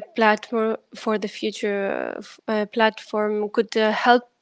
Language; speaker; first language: English; non-native, fluent; Greek